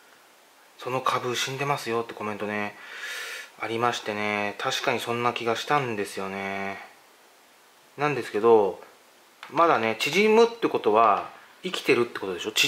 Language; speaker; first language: Japanese; native; Japanese